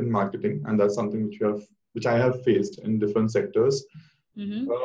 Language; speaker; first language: English; non-native, local second language; Bangla